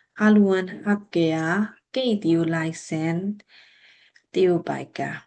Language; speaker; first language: Finnish; non-native, learner; Burmese